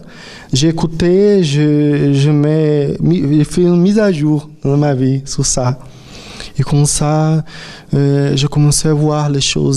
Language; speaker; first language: French; non-native, fluent; Portuguese